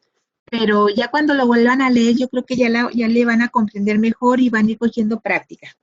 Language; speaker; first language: Spanish; native; Spanish